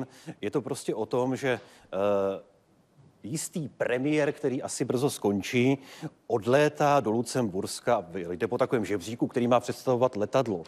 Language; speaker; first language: Czech; native; Czech